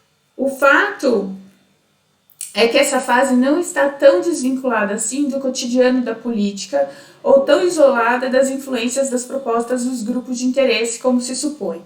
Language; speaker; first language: Portuguese; native; Portuguese